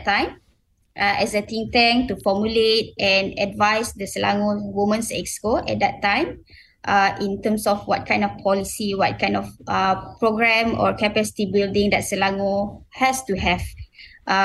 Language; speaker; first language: English; non-native, local second language; Malay